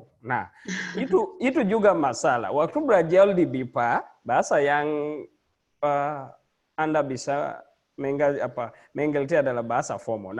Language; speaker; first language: Indonesian; non-native, learner; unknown